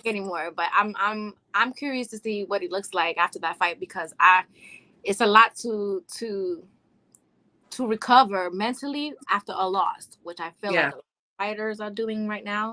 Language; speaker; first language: English; native; English